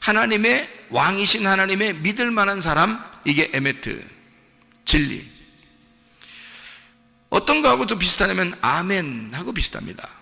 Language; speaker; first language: Korean; native; Korean